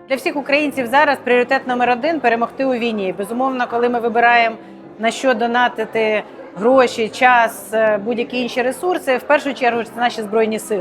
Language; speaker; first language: Ukrainian; native; Ukrainian